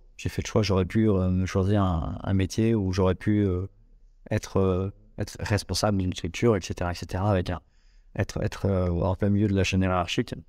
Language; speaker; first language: French; native; French